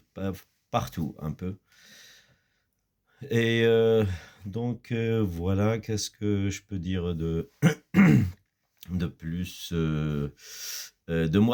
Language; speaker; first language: French; non-native, fluent; Kurdish